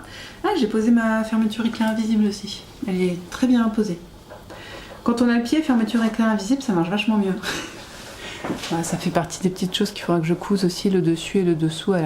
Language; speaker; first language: French; native; French